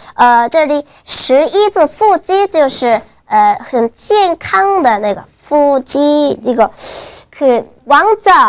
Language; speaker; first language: Chinese; non-native, fluent; Korean